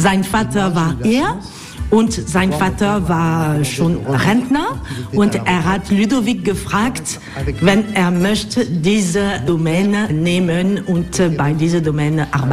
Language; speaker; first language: German; non-native, learner; French